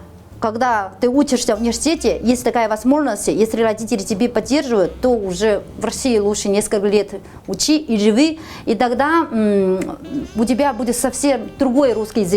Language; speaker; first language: Russian; non-native, fluent; Chinese